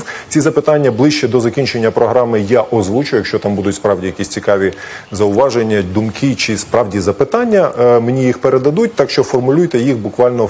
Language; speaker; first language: Ukrainian; native; Ukrainian